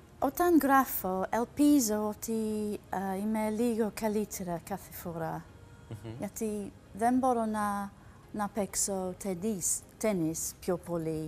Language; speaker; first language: Greek; non-native, learner; English